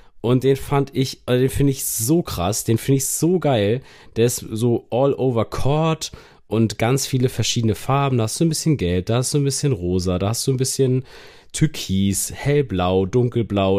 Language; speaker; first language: German; native; German